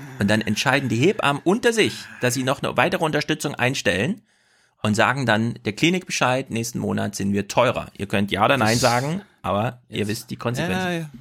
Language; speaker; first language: German; native; German